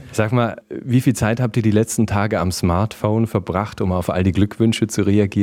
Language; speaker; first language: German; native; German